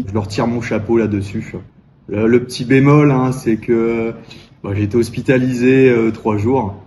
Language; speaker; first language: French; native; French